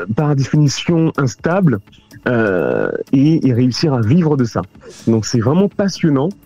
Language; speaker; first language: French; native; French